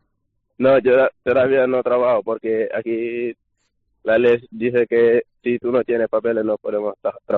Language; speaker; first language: Spanish; non-native, learner; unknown